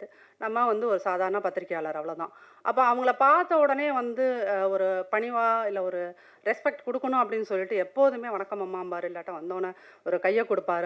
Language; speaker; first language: Tamil; native; Tamil